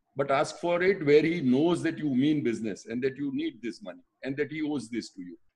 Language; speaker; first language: English; non-native, local second language; Gujarati